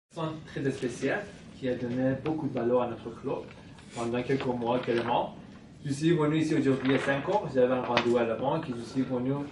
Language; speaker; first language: French; non-native, fluent; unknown